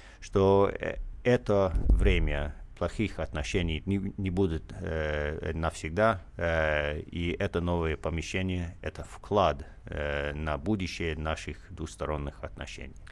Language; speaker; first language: Russian; non-native, fluent; English